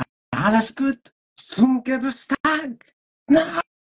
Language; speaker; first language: German; non-native, learner; French